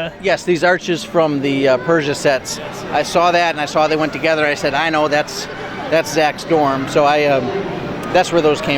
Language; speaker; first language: English; native; English